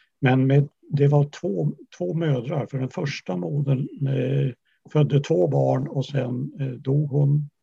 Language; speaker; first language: Swedish; early bilingual, other home language; Yiddish